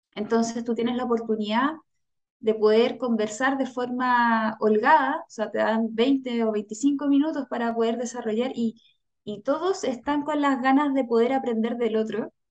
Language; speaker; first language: Spanish; native; Spanish